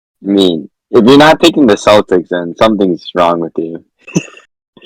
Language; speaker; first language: English; native; English